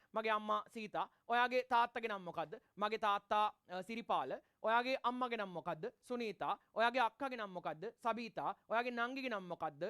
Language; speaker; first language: Sinhala; non-native, local second language; Tamil